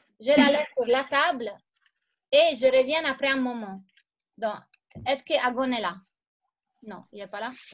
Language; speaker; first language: French; non-native, fluent; Italian